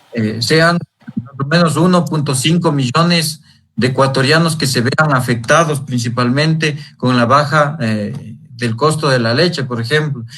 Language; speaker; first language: Spanish; native; Spanish